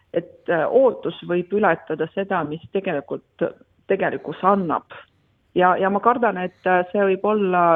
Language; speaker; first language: Estonian; non-native, local second language; Russian